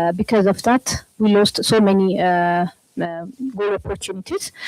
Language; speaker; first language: English; non-native, local second language; Amharic